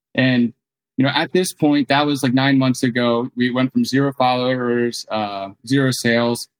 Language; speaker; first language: English; native; English